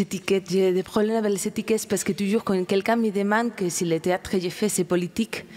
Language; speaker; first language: French; non-native, fluent; Spanish